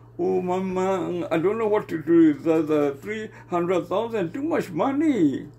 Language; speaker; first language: English; non-native, learner; Burmese